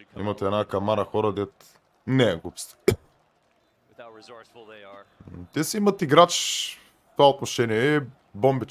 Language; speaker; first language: Bulgarian; native; Bulgarian